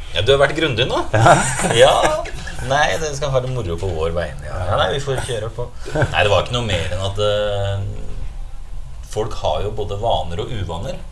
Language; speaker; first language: Norwegian; native; Norwegian